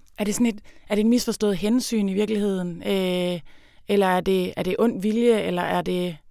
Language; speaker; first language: Danish; native; Danish